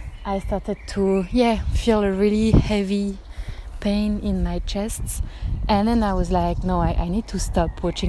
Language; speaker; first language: English; non-native, fluent; French